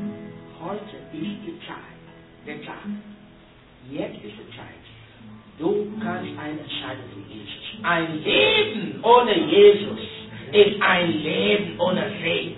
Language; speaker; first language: German; non-native, learner; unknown